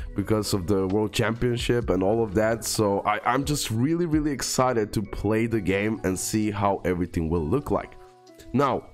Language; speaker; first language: English; non-native, fluent; Croatian